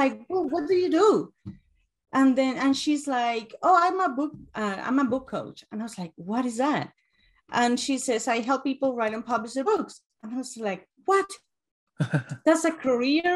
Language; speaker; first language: English; non-native, fluent; Spanish